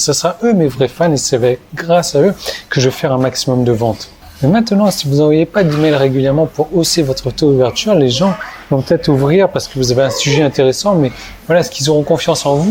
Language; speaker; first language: French; native; French